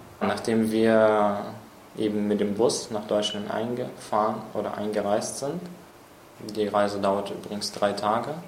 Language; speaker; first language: German; early bilingual, other home language; Russian